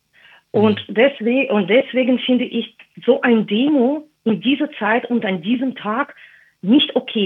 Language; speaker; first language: German; non-native, fluent; Russian